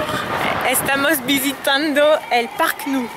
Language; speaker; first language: Spanish; non-native, learner; French